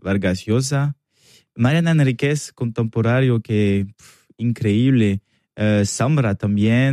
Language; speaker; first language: Spanish; non-native, learner; French